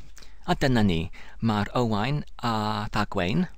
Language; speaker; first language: Welsh; non-native, learner; English